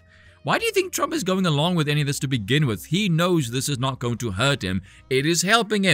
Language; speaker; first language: English; native; English